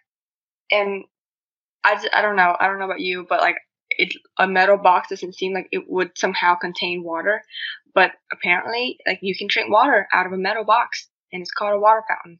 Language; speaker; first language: English; non-native, fluent; Vietnamese